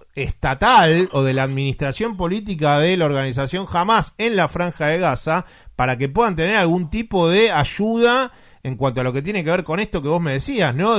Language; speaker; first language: Spanish; native; Spanish